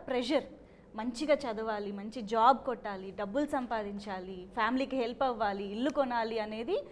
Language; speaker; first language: Telugu; native; Telugu